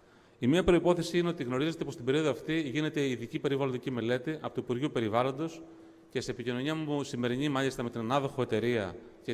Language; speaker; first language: Greek; native; Greek